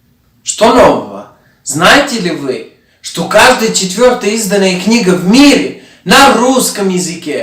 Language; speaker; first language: Russian; non-native, fluent; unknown